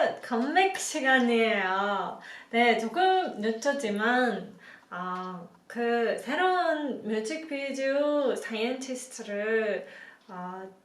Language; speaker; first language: Korean; non-native, learner; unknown